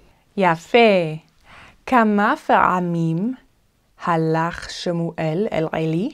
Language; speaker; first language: Hebrew; non-native, fluent; English